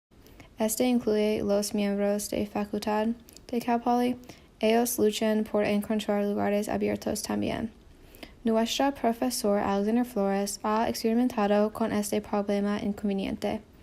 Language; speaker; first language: Spanish; non-native, learner; English